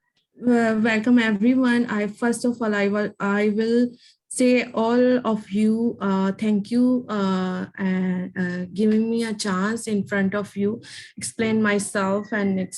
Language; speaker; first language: English; non-native, learner; Urdu